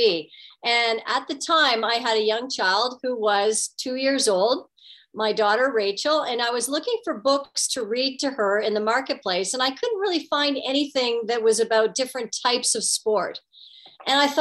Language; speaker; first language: English; native; English